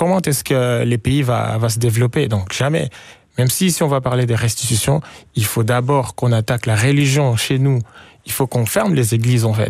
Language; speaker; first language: French; non-native, local second language; Swahili